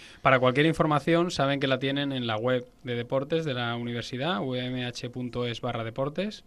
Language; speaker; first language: Spanish; native; Spanish